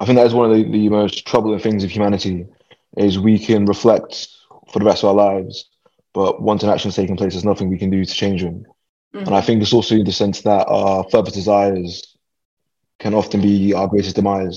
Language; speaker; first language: English; native; English